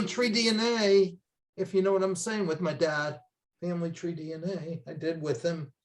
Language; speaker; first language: English; native; English